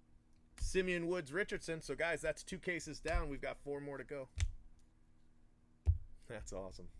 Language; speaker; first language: English; native; English